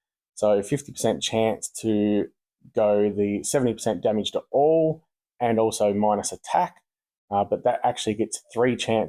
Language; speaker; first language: English; native; English